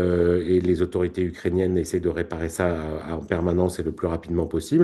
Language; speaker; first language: French; native; French